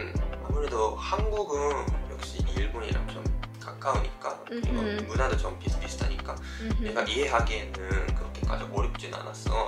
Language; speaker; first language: Korean; non-native, fluent; Japanese